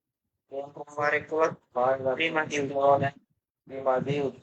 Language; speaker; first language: Italian; non-native, learner; Bangla